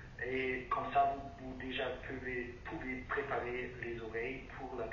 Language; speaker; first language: French; non-native, learner; German